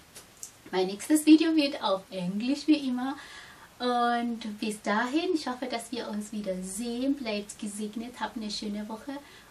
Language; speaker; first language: German; non-native, fluent; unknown